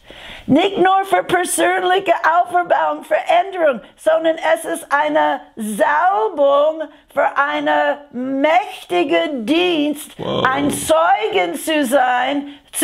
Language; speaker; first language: German; non-native, fluent; English